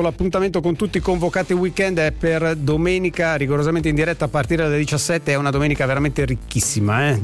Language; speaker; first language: Italian; native; Italian